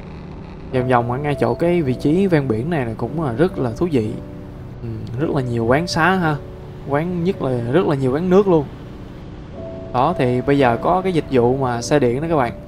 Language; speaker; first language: Vietnamese; native; Vietnamese